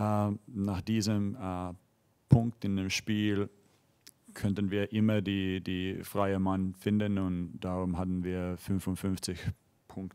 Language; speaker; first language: German; non-native, fluent; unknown